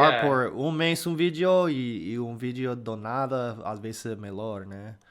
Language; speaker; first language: Portuguese; non-native, fluent; English